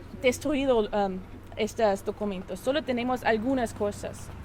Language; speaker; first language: Spanish; non-native, learner; German